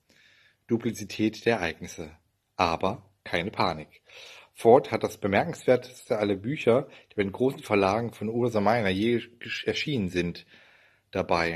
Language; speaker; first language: German; native; German